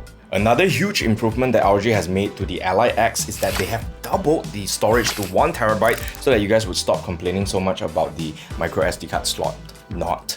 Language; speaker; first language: English; native; English